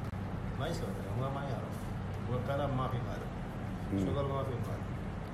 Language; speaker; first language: Arabic; non-native, learner; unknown